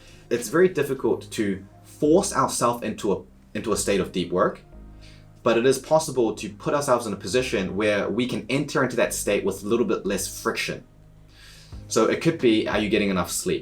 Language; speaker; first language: English; native; English